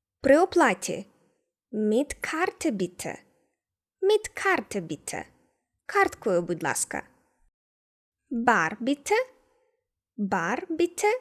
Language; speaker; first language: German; non-native, fluent; Ukrainian